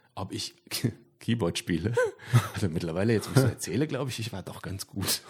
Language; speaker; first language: German; native; German